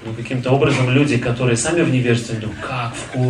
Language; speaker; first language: Russian; native; Russian